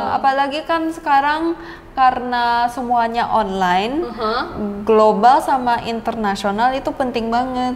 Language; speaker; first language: Indonesian; early bilingual, other home language; Korean